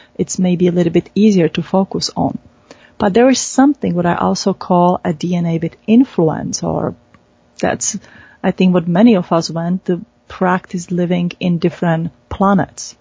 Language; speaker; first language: English; non-native, fluent; Czech